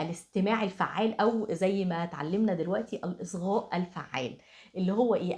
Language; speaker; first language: Arabic; native; Arabic